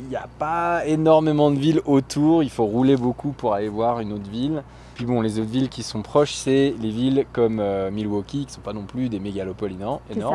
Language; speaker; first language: French; native; French